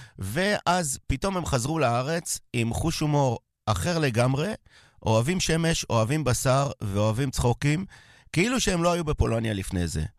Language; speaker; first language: Hebrew; native; Hebrew